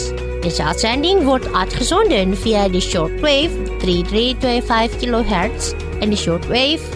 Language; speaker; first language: Dutch; non-native, learner; Indonesian